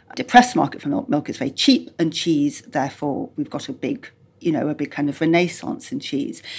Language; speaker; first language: English; native; English